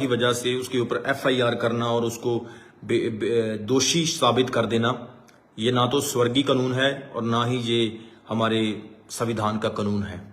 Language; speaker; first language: Hindi; non-native, local second language; Punjabi